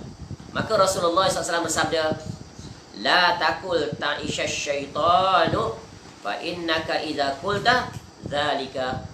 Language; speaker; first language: Malay; native; Malay